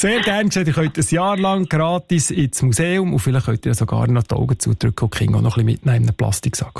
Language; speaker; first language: German; native; German